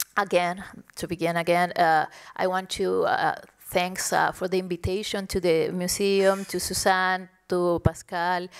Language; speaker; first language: English; non-native, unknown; Spanish